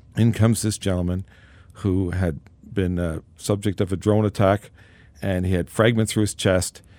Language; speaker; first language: English; native; English